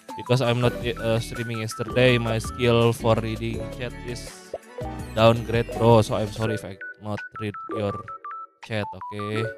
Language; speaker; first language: English; non-native, learner; Indonesian